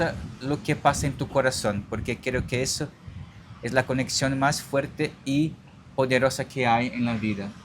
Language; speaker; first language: Spanish; non-native, learner; Portuguese